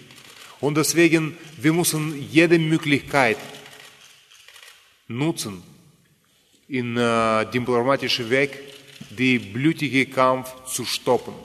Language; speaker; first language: German; non-native, fluent; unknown